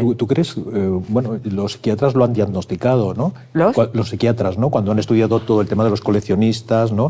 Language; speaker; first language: Spanish; native; Spanish